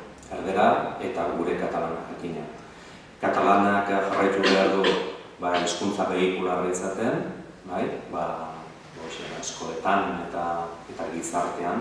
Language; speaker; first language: Basque; non-native, fluent; Catalan